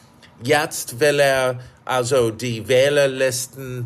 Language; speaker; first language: German; non-native, fluent; English